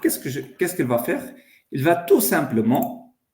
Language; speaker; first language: French; non-native, local second language; Arabic